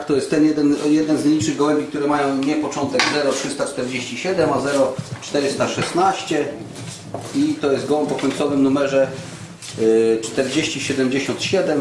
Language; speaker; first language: Polish; native; Polish